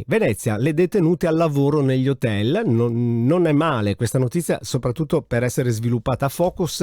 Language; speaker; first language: Italian; native; Italian